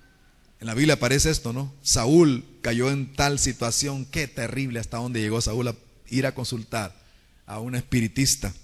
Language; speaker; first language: Spanish; native; Spanish